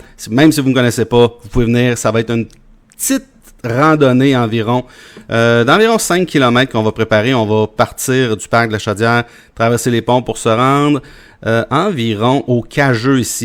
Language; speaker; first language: French; native; French